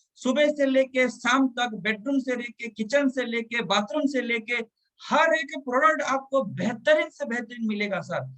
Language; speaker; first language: Hindi; non-native, local second language; Telugu